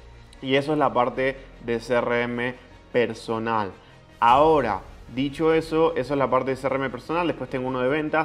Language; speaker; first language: Spanish; native; Spanish